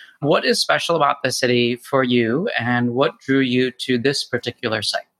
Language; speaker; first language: English; native; English